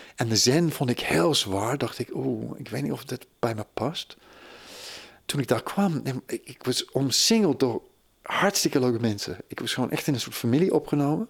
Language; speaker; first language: Dutch; non-native, fluent; English